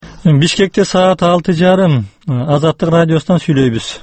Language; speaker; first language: Kyrgyz; native; Kyrgyz